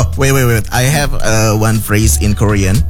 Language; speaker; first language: English; non-native, fluent; Indonesian